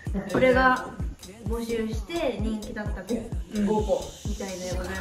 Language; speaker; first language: Japanese; native; Japanese